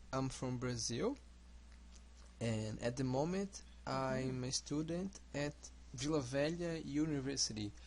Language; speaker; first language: English; non-native, learner; Portuguese